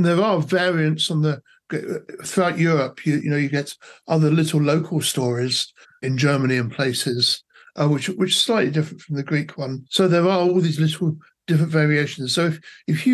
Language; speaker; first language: English; native; English